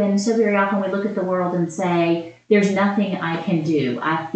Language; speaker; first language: English; native; English